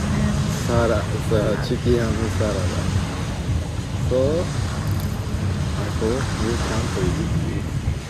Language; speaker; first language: English; non-native, learner; Japanese